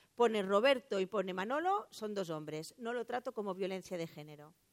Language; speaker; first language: Spanish; non-native, local second language; Catalan